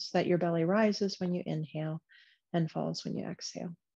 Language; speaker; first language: English; native; English